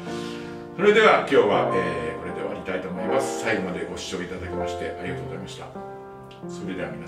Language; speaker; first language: Japanese; native; Japanese